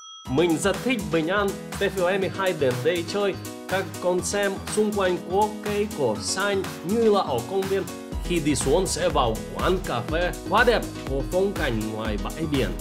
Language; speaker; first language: Vietnamese; non-native, learner; Russian